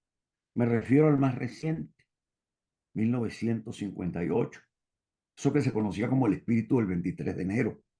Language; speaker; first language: Spanish; native; Spanish